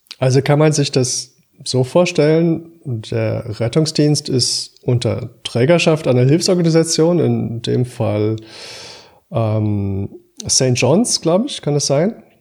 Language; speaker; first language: German; native; German